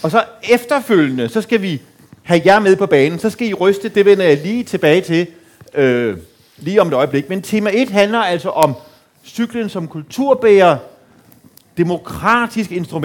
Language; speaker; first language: Danish; native; Danish